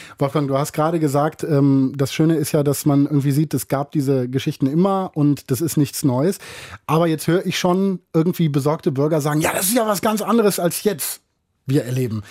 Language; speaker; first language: German; native; German